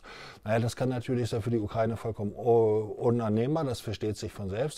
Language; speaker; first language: German; native; German